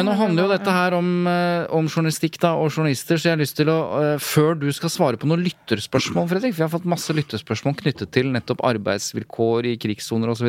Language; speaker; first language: Norwegian; native; Norwegian